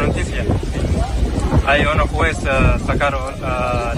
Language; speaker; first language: Spanish; non-native, learner; Arabic